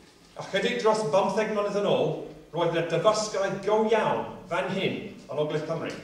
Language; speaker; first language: Welsh; non-native, fluent; English